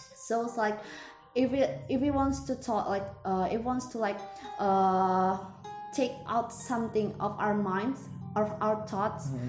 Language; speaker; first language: English; non-native, learner; Indonesian